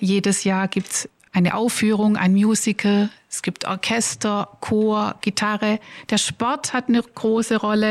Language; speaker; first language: German; native; German